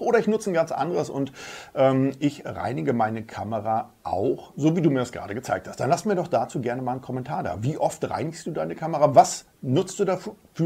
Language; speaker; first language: German; native; German